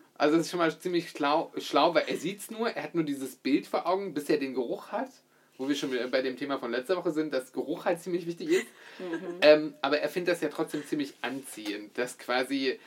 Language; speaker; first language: German; native; German